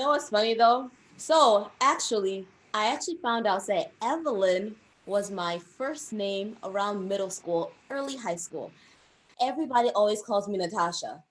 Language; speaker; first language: English; early bilingual, other home language; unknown